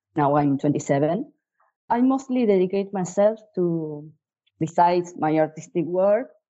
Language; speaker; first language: English; non-native, fluent; Spanish